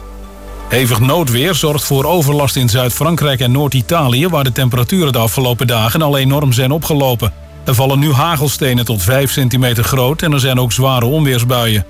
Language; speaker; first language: Dutch; native; Dutch